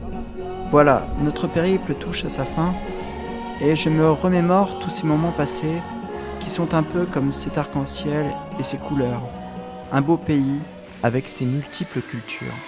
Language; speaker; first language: French; native; French